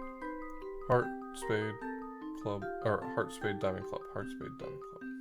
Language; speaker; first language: English; native; English